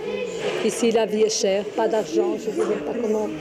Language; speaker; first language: French; non-native, learner; Albanian